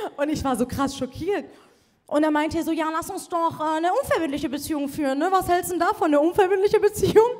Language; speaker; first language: German; early bilingual, other home language; Persian